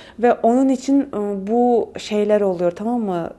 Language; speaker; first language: Turkish; non-native, fluent; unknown